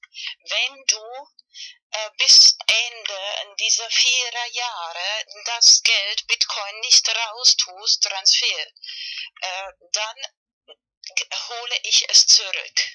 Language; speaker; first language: German; non-native, fluent; Spanish